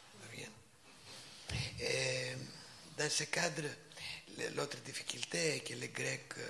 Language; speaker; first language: French; non-native, fluent; Greek